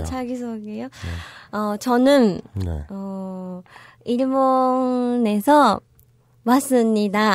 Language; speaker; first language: Korean; non-native, learner; Japanese